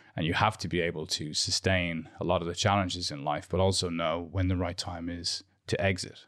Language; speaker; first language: English; native; English